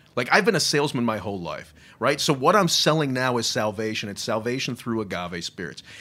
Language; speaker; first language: English; native; English